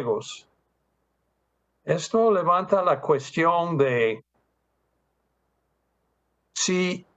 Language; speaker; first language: Spanish; non-native, fluent; English